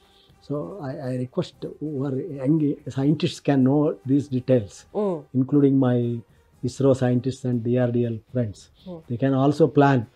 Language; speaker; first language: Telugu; native; Telugu